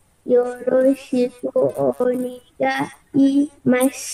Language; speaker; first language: Japanese; non-native, learner; Malay